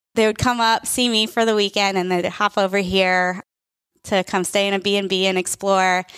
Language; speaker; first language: English; early bilingual, other home language; Telugu